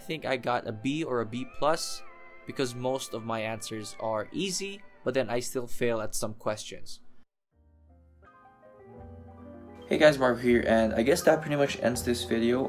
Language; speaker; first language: English; non-native, local second language; Filipino